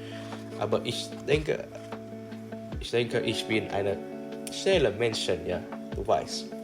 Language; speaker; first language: German; non-native, learner; English